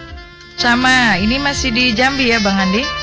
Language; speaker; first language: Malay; non-native, local second language; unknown